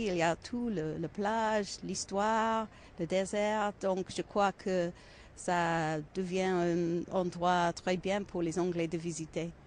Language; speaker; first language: French; non-native, fluent; English